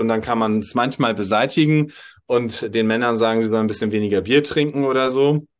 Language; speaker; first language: German; native; German